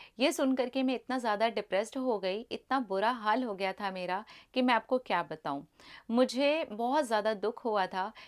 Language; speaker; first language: Hindi; native; Hindi